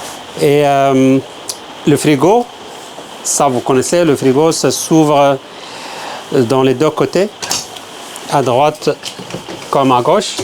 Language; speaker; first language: French; non-native, fluent; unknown